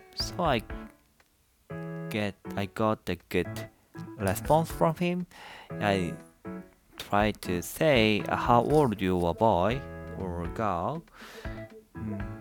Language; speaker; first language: English; non-native, learner; Japanese